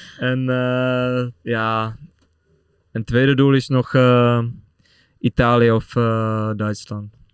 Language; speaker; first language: Dutch; non-native, fluent; Czech